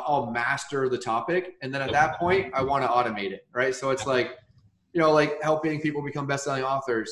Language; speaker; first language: English; native; English